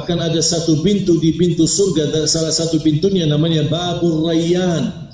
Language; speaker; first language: Malay; non-native, fluent; Arabic